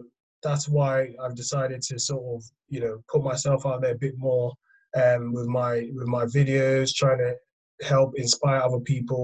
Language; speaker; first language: English; non-native, local second language; Akan